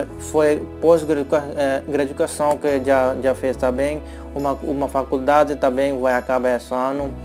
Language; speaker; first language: Portuguese; non-native, learner; Hindi